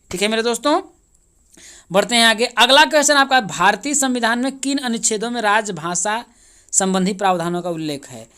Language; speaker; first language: Hindi; native; Hindi